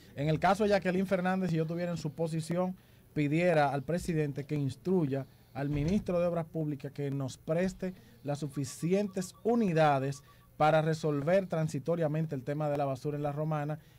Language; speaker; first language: Spanish; native; Spanish